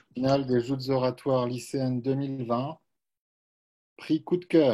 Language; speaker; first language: French; native; French